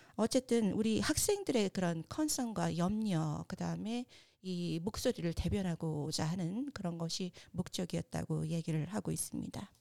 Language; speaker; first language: Korean; native; Korean